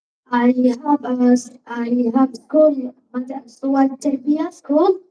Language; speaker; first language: English; non-native, learner; Arabic